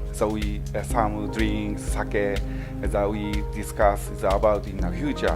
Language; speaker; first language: English; non-native, learner; Japanese